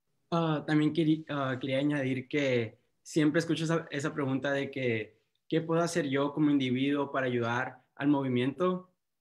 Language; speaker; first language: Spanish; early bilingual, heritage; Spanish